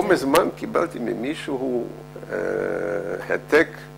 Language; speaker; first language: Hebrew; non-native, fluent; Dutch